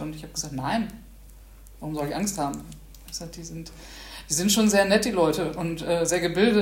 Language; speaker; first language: German; native; German